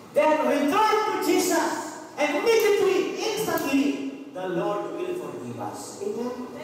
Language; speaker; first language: English; non-native, local second language; Filipino